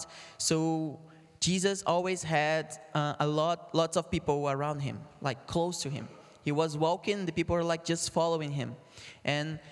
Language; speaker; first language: English; non-native, fluent; Portuguese